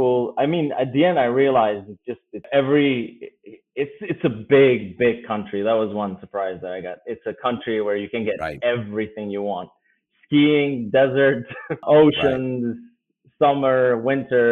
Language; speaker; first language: English; non-native, fluent; Albanian